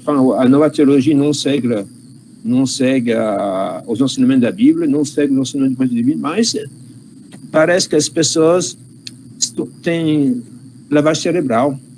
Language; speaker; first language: Portuguese; non-native, fluent; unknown